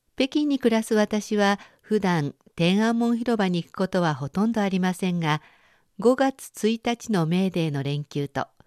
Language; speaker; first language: Japanese; native; Japanese